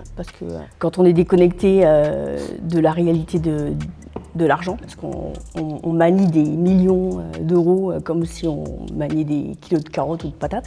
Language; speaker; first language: French; native; French